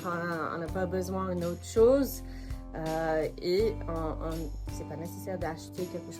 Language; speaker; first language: French; non-native, fluent; English